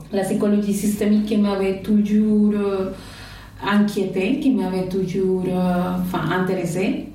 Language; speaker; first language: French; non-native, fluent; Spanish